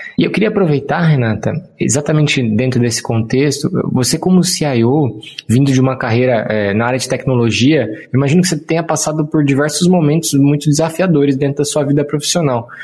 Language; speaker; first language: Portuguese; native; Portuguese